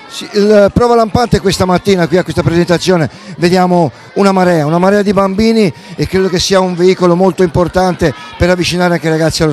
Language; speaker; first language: Italian; native; Italian